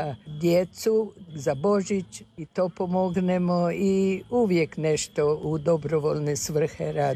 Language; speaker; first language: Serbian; early bilingual, heritage; Croatian